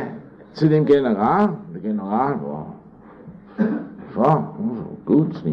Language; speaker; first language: German; non-native, fluent; English